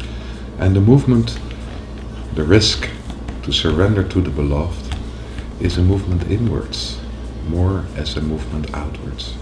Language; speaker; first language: English; non-native, fluent; Dutch